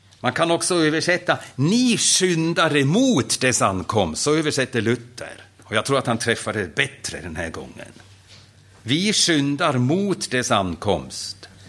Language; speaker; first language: Swedish; non-native, fluent; German